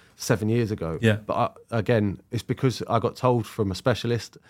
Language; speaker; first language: English; native; English